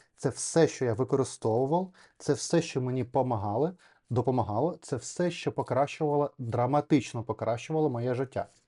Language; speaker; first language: Ukrainian; non-native, local second language; Russian